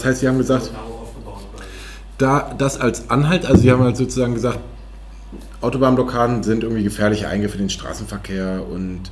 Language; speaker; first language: German; native; German